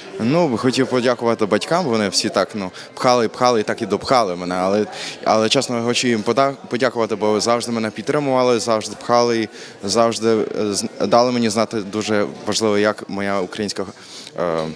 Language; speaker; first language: Ukrainian; early bilingual, heritage; Ukrainian